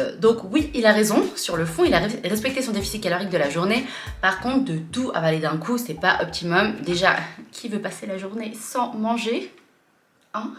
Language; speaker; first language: French; native; French